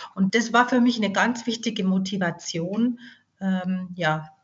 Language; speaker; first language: German; native; German